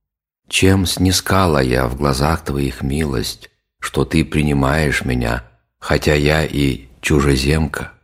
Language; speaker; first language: Russian; native; Russian